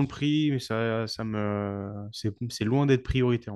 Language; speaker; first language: French; native; French